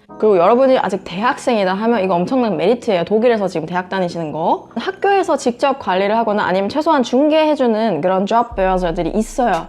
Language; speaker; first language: Korean; native; Korean